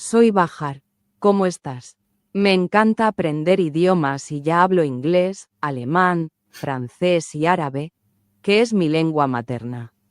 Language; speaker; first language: Spanish; non-native, learner; Arabic